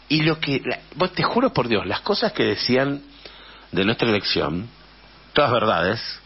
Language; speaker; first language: Spanish; native; Spanish